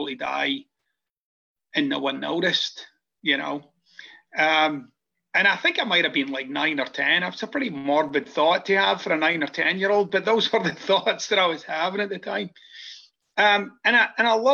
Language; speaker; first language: English; native; English